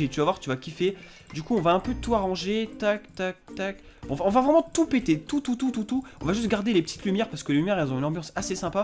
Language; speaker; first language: French; native; French